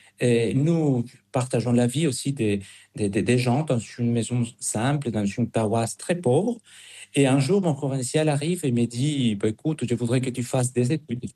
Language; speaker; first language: French; non-native, fluent; Spanish